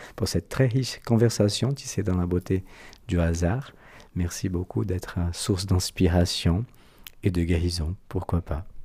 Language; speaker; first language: French; non-native, fluent; Portuguese